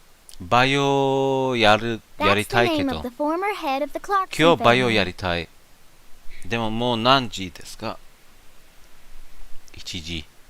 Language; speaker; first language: Japanese; non-native, learner; German